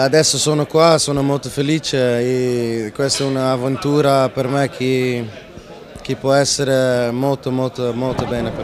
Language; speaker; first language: Italian; non-native, fluent; Dutch